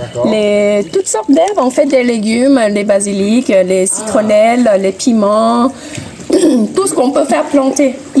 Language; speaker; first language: French; non-native, fluent; Thai